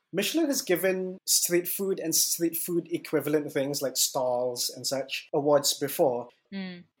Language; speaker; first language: English; non-native, local second language; Malay